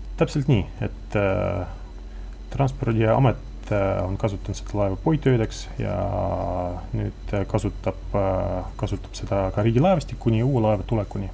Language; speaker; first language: Estonian; non-native, local second language; Russian